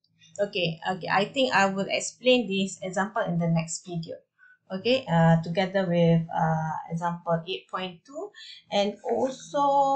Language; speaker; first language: English; non-native, local second language; Malay